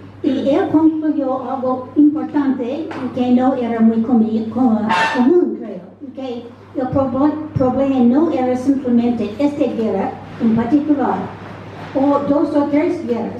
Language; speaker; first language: Spanish; non-native, fluent; English